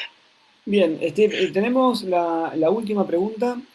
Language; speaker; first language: Spanish; native; Spanish